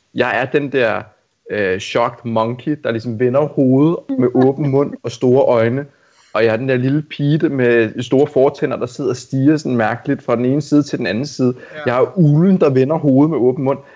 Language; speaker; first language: Danish; native; Danish